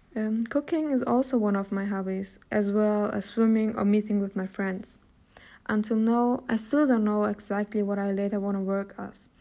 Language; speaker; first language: English; non-native, learner; German